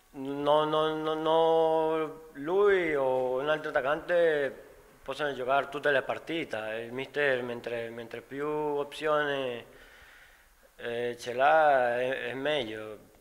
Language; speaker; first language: Italian; non-native, learner; Spanish